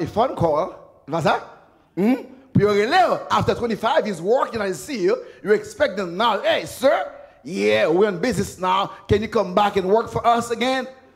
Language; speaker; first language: English; non-native, fluent; Haitian Creole